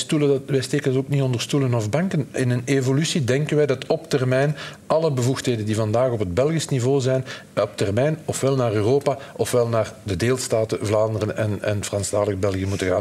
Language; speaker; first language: Dutch; native; Dutch